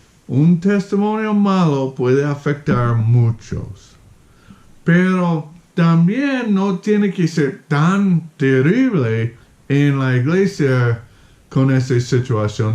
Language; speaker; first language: Spanish; non-native, fluent; English